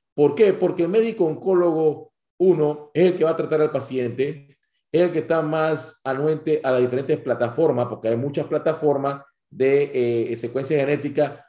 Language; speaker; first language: Spanish; native; Spanish